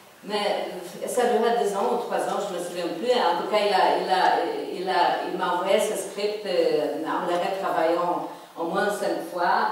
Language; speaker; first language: French; non-native, fluent; Polish